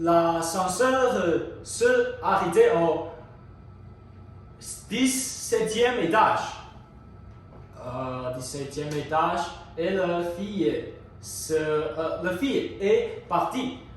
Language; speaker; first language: French; non-native, learner; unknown